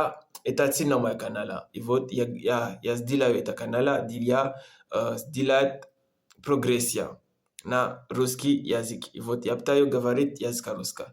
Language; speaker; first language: Russian; non-native, learner; Comorian